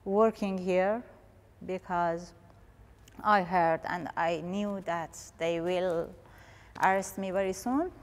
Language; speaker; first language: English; non-native, learner; Persian